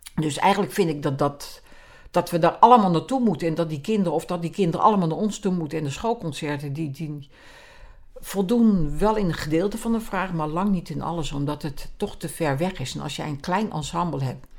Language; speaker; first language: Dutch; native; Dutch